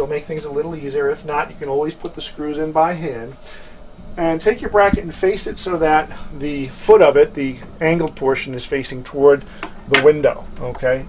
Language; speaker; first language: English; native; English